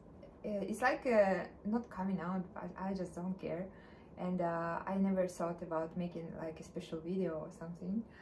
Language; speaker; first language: English; non-native, learner; Russian